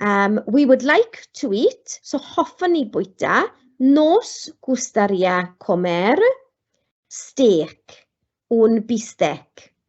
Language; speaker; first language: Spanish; non-native, fluent; Welsh